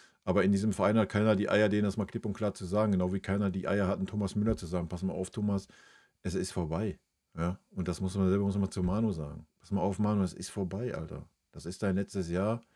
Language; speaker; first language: German; native; German